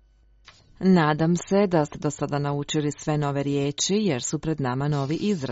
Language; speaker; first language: Croatian; native; Croatian